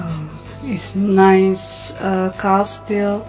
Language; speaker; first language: English; non-native, learner; Indonesian